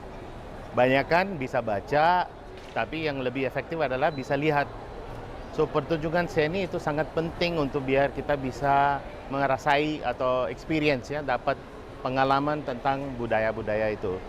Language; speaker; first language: Indonesian; non-native, fluent; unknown